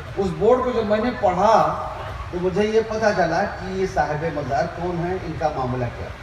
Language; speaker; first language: Urdu; native; Urdu